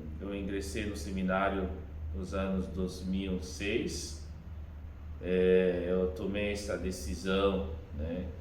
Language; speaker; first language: Portuguese; non-native, fluent; Haitian Creole